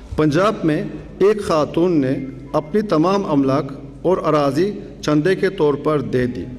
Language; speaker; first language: Urdu; non-native, fluent; Turkish